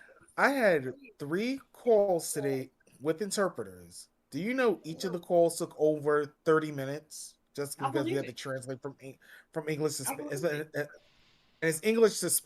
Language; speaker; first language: English; native; English